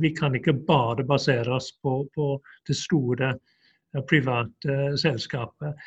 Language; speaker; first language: Norwegian; non-native, fluent; English